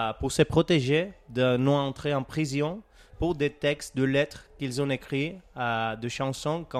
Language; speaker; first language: French; non-native, learner; Catalan